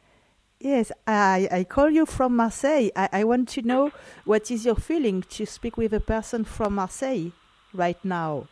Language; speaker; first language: English; non-native, learner; French